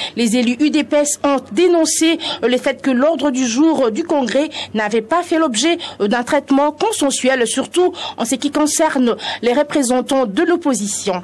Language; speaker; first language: French; non-native, local second language; Lingala